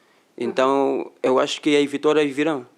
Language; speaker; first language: Portuguese; non-native, fluent; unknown